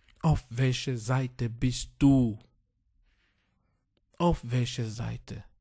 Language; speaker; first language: German; non-native, fluent; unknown